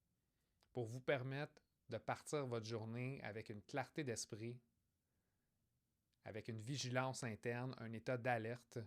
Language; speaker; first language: French; native; French